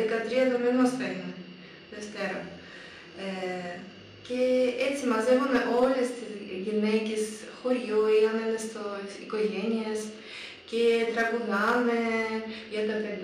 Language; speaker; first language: Greek; non-native, learner; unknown